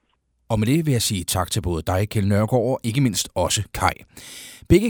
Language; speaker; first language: Danish; native; Danish